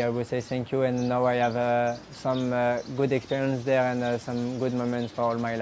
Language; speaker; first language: English; non-native, learner; French